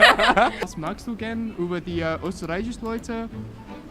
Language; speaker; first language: German; non-native, learner; English